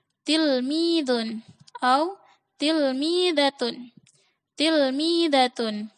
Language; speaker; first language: Arabic; non-native, fluent; Indonesian